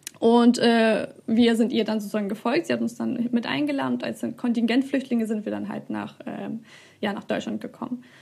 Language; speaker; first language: German; early bilingual, other home language; Russian